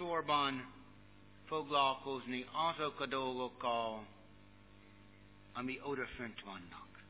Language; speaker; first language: Hungarian; non-native, learner; English